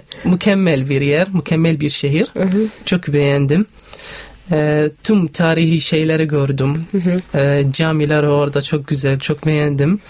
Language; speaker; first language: Turkish; non-native, learner; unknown